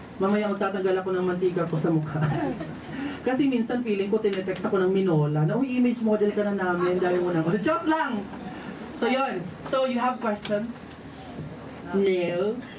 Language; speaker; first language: Filipino; non-native, local second language; Waray